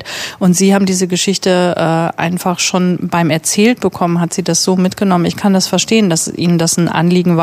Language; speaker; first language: German; native; German